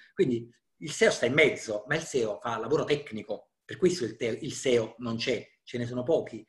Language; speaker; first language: Italian; native; Italian